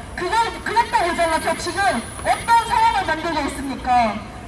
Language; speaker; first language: Korean; native; Korean